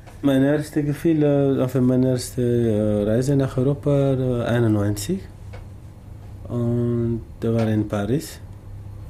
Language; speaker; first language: German; non-native, learner; Tamasheq